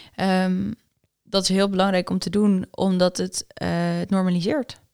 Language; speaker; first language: Dutch; early bilingual, other home language; Afrikaans